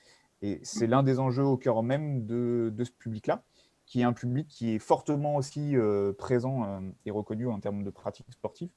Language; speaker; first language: French; native; French